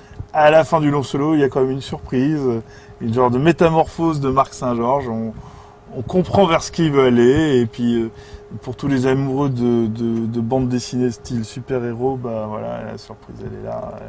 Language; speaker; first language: French; native; French